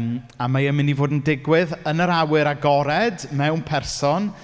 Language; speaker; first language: Welsh; native; Welsh